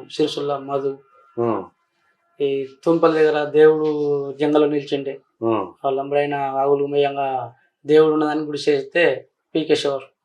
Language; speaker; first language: Telugu; native; Telugu